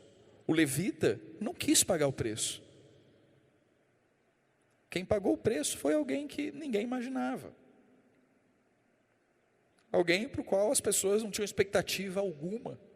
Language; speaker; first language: Portuguese; native; Portuguese